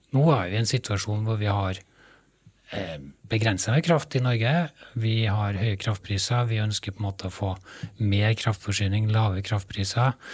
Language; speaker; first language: Norwegian; native; Norwegian